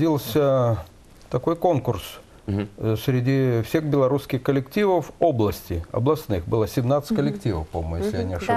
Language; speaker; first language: Russian; native; Russian